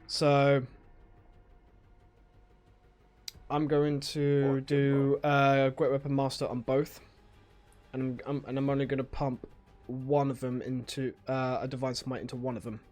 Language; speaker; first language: English; native; English